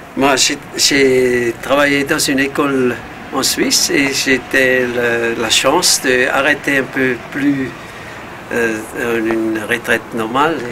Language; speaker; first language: French; non-native, fluent; Dutch